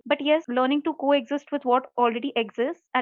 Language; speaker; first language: English; non-native, local second language; Hindi